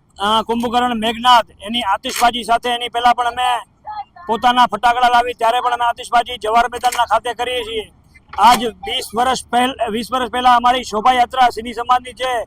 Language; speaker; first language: Gujarati; non-native, local second language; Sindhi